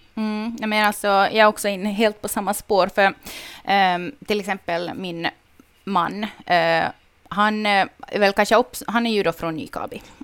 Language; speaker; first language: Swedish; native; Swedish